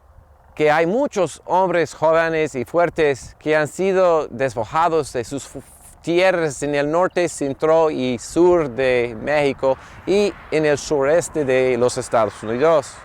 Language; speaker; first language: Spanish; non-native, fluent; English